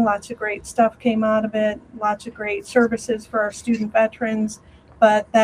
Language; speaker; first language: English; native; English